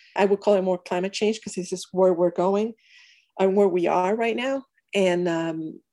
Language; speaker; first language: English; non-native, fluent; Spanish